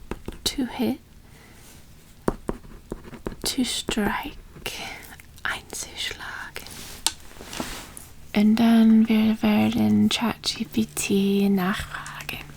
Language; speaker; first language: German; non-native, learner; English